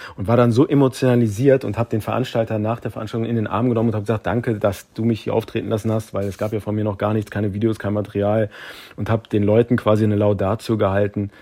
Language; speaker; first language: German; native; German